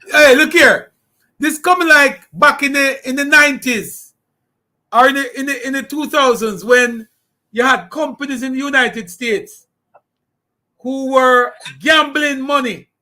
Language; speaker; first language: English; native; English